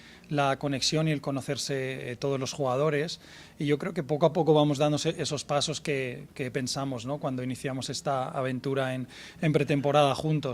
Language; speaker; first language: Spanish; native; Spanish